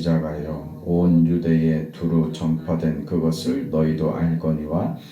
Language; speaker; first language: Korean; native; Korean